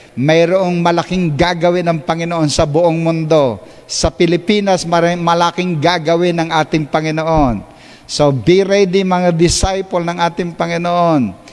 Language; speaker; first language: Filipino; native; Filipino